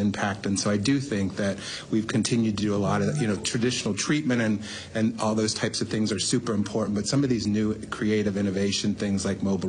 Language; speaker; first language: English; native; English